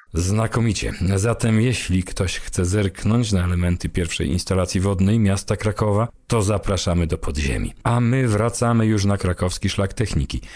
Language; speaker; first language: Polish; native; Polish